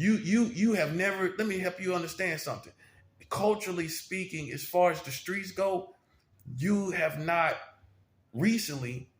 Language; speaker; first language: English; native; English